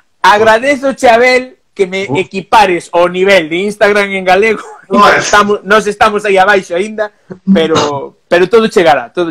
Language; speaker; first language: Galician; non-native, local second language; Spanish